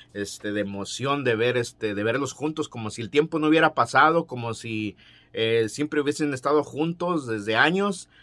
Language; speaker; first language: Spanish; native; Spanish